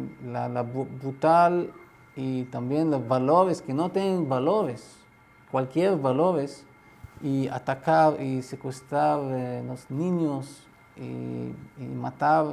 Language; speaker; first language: Spanish; non-native, learner; Arabic